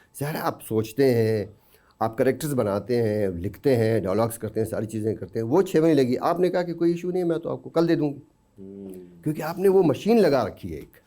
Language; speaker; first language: Urdu; non-native, local second language; Baluchi